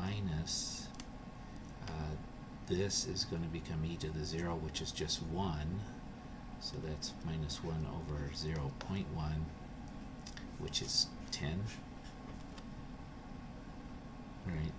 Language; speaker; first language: English; native; English